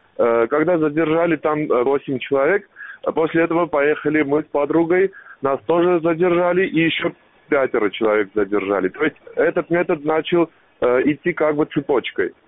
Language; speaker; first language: Russian; non-native, local second language; Armenian